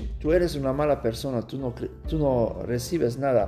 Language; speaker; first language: Spanish; non-native, learner; German